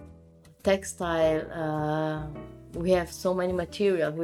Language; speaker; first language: English; non-native, fluent; Italian